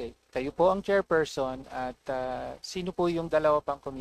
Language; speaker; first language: Filipino; native; Filipino